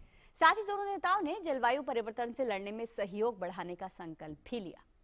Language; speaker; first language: Hindi; native; Hindi